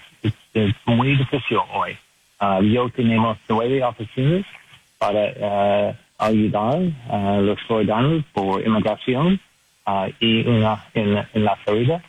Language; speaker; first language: Spanish; non-native, learner; English